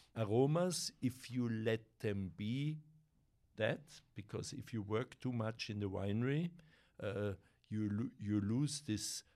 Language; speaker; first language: English; non-native, fluent; German